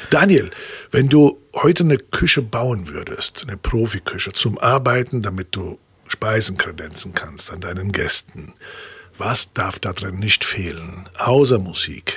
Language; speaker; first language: German; native; German